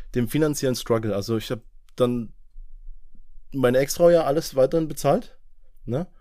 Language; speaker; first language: German; native; German